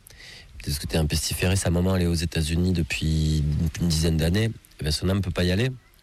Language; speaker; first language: French; native; French